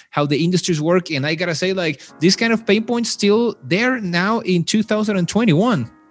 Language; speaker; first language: English; non-native, fluent; Spanish